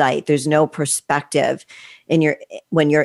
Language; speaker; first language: English; native; English